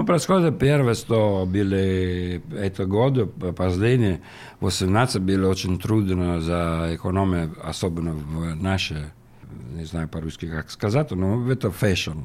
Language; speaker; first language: Russian; non-native, learner; Italian